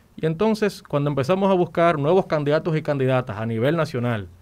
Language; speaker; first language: Spanish; native; Spanish